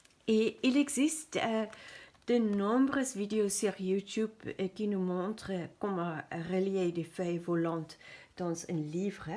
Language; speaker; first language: French; non-native, fluent; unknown